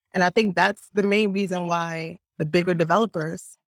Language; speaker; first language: English; native; English